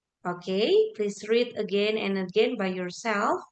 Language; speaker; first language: English; non-native, fluent; Indonesian